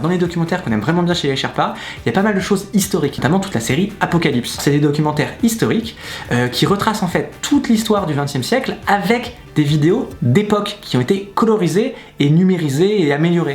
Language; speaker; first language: French; native; French